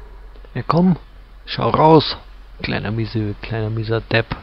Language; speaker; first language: German; native; German